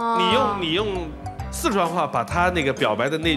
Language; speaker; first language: Chinese; native; Chinese